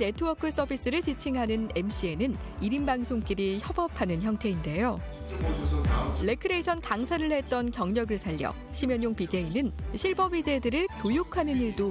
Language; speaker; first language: Korean; native; Korean